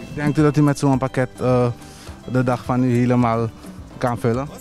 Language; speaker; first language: Dutch; native; Dutch